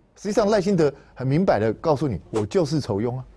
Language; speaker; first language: Chinese; native; Chinese